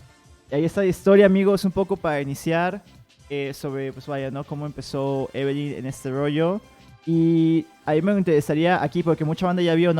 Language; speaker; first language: Spanish; native; Spanish